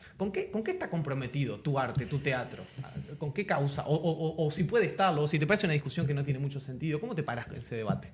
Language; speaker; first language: Spanish; native; Spanish